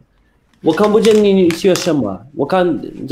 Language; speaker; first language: Chinese; non-native, learner; Russian